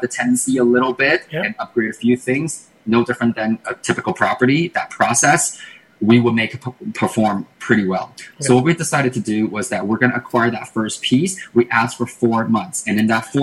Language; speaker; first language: English; non-native, fluent; Chinese